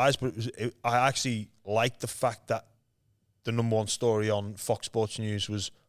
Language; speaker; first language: English; native; English